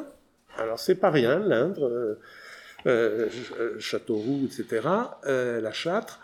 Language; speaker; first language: French; native; French